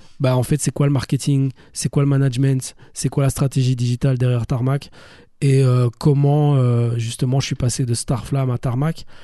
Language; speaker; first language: French; native; French